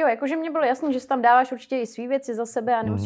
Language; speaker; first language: Czech; native; Czech